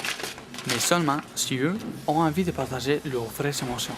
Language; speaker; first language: French; non-native, fluent; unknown